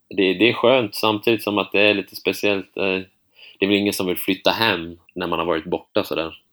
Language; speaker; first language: Swedish; native; Swedish